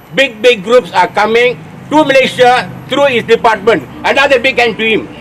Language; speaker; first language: English; non-native, local second language; Tamil